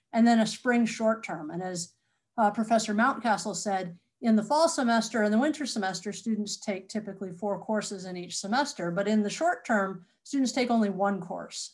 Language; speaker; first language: English; native; English